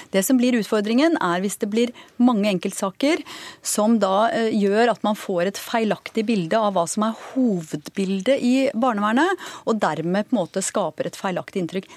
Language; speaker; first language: Norwegian; native; Norwegian